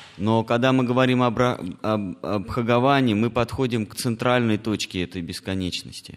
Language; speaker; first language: Russian; native; Russian